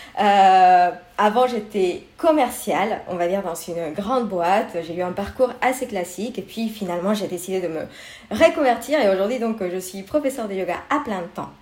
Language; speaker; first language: French; non-native, fluent; Spanish